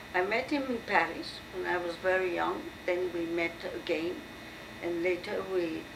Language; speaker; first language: English; non-native, fluent; French